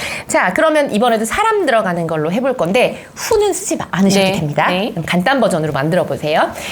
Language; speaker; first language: Korean; native; Korean